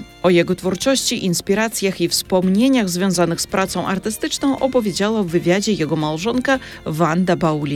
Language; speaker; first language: Polish; native; Polish